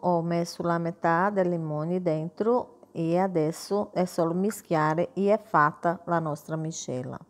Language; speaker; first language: Italian; non-native, fluent; Portuguese